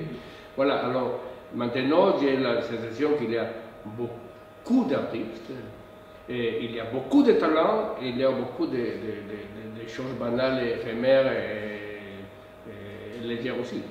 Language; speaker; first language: French; non-native, fluent; Spanish